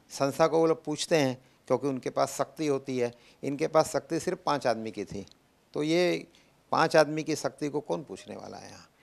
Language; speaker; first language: Hindi; native; Hindi